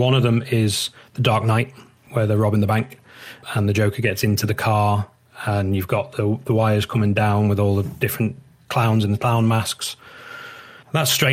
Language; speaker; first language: English; native; English